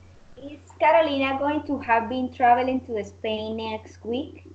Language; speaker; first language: English; non-native, learner; Spanish